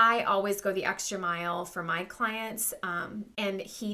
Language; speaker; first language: English; native; English